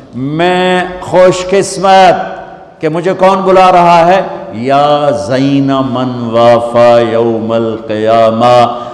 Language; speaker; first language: Urdu; non-native, local second language; Punjabi